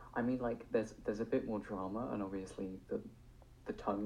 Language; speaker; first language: English; native; English